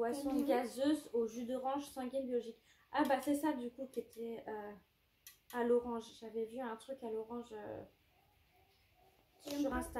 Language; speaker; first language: French; native; French